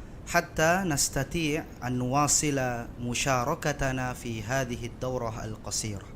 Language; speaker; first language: Arabic; non-native, local second language; Indonesian